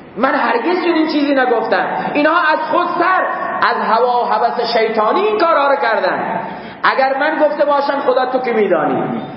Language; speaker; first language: Persian; non-native, local second language; Baluchi